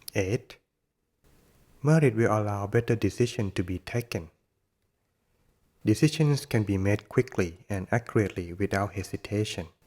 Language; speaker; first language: English; non-native, fluent; Thai